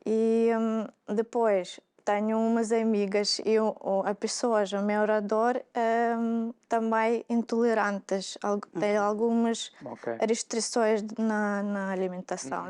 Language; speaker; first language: Portuguese; non-native, fluent; Russian